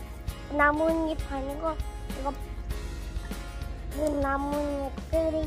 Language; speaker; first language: Korean; early bilingual, heritage; Korean